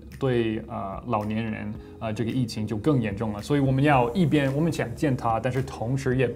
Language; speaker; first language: Chinese; non-native, fluent; English